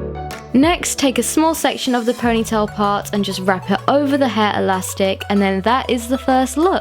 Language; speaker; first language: English; native; English